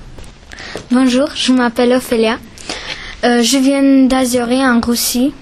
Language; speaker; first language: French; non-native, learner; Russian